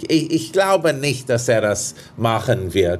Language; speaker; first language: German; non-native, fluent; English